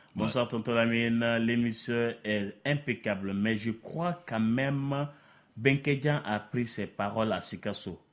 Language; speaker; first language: French; non-native, local second language; Bambara